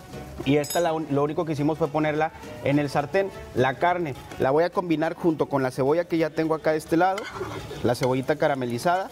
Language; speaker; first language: Spanish; native; Spanish